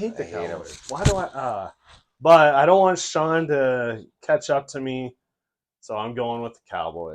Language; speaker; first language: English; native; English